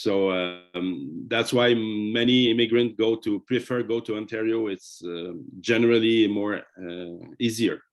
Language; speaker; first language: English; non-native, fluent; French